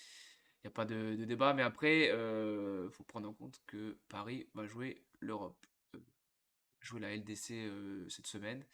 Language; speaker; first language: French; native; French